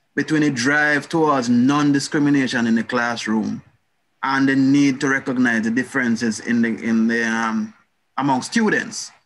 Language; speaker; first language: English; non-native, fluent; Spanish